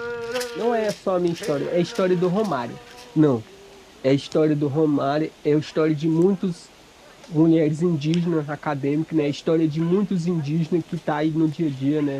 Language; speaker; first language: Portuguese; non-native, local second language; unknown